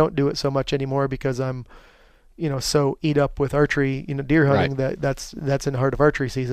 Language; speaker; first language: English; native; English